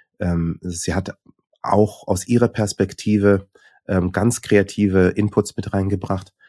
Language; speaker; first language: German; early bilingual, other home language; Swahili